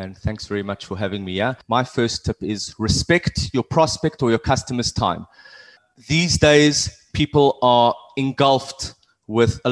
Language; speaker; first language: English; native; English